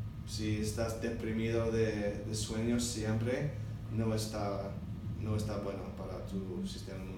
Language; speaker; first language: Spanish; non-native, learner; English